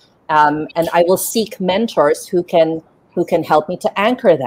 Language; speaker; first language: English; non-native, local second language; Filipino